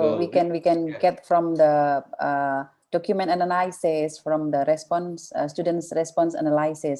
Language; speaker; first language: English; non-native, fluent; Indonesian